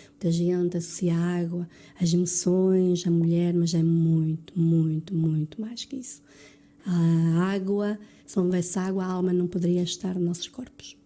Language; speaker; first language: Portuguese; early bilingual, other home language; French